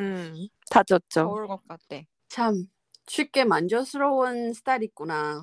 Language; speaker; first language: Korean; non-native, fluent; Chinese